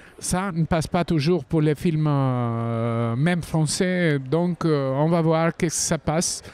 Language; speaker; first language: French; non-native, fluent; Albanian